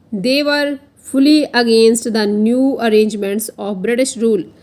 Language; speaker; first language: English; non-native, local second language; Punjabi